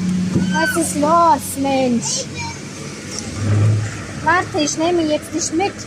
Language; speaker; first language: German; non-native, fluent; Tajik